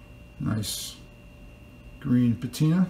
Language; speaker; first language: English; native; English